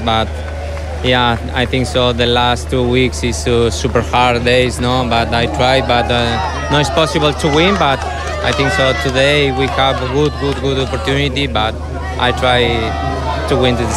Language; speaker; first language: English; non-native, learner; Spanish